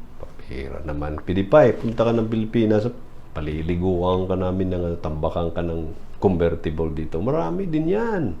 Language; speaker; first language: Filipino; non-native, local second language; Cebuano